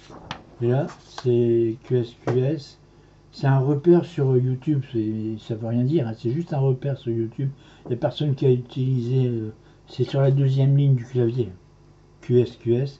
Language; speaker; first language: French; native; French